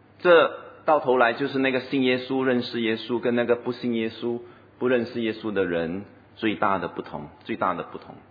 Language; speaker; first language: Chinese; native; Chinese